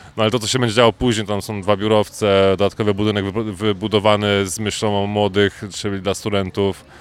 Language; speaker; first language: Polish; native; Polish